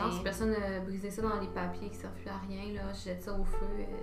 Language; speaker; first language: French; native; French